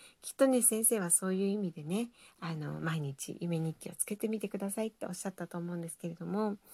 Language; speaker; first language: Japanese; native; Japanese